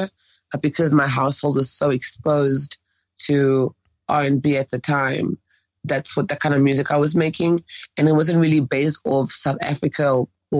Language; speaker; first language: English; early bilingual, other home language; French